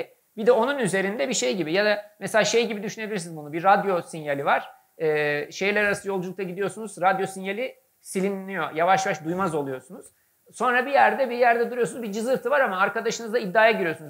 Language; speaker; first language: Turkish; native; Turkish